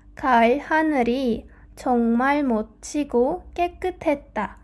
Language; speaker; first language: Korean; non-native, fluent; Kazakh